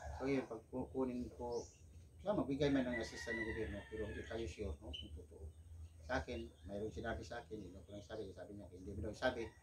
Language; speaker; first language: Filipino; non-native, local second language; Cebuano